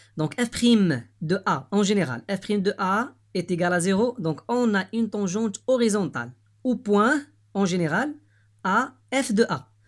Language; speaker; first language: French; non-native, local second language; Arabic